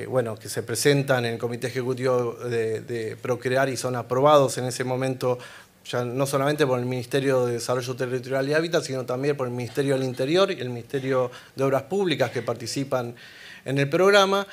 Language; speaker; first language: Spanish; native; Spanish